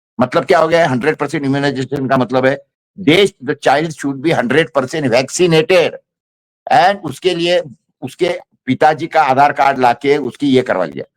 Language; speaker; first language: Hindi; non-native, local second language; Marathi